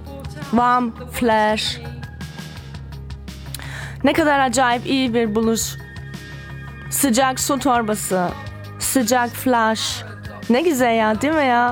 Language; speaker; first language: Turkish; early bilingual, heritage; German